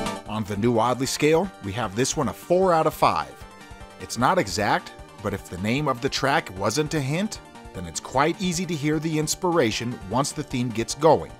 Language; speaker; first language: English; native; English